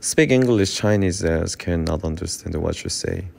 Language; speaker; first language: English; non-native, learner; Korean